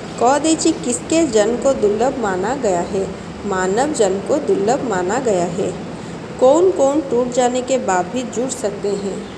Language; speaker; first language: Hindi; non-native, local second language; Odia